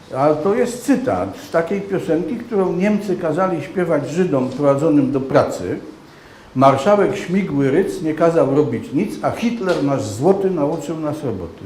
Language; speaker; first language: Polish; native; Polish